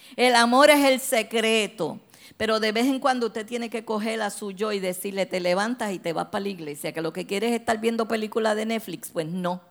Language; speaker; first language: Spanish; native; Spanish